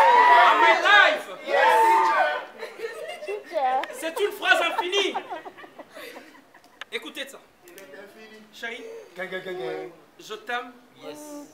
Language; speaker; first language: French; non-native, local second language; Lingala